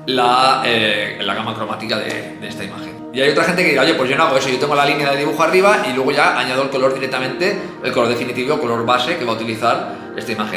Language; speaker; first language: Spanish; native; Spanish